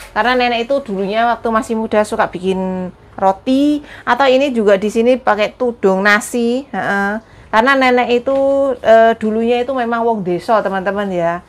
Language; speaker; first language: Indonesian; non-native, local second language; Javanese